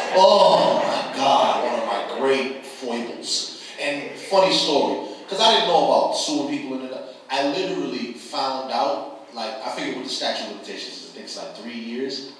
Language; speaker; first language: English; native; English